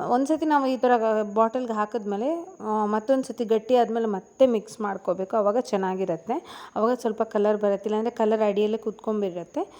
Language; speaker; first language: Kannada; non-native, local second language; Tulu